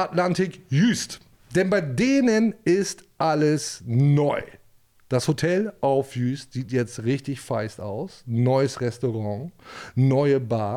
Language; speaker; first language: German; native; German